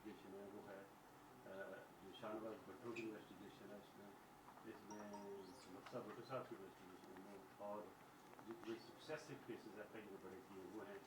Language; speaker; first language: Urdu; native; Urdu